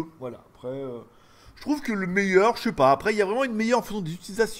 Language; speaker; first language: French; native; French